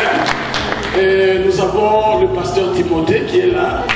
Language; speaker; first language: French; non-native, local second language; Lingala